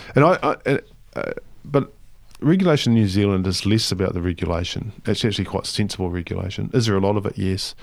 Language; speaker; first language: English; native; English